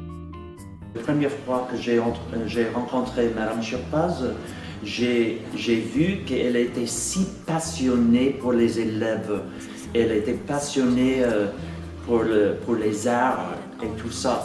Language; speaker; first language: French; non-native, fluent; English